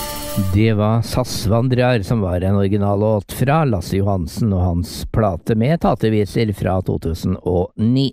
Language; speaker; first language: Norwegian; native; Norwegian